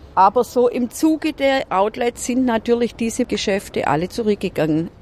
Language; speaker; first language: German; native; German